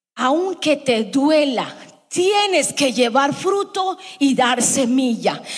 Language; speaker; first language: Spanish; early bilingual, heritage; Spanish